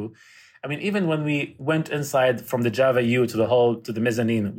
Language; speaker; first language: English; non-native, fluent; Arabic